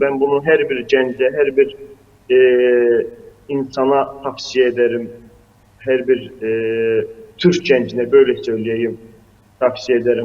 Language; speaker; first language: Turkish; non-native, fluent; Azerbaijani